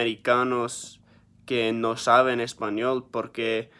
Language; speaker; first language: Spanish; early bilingual, heritage; Spanish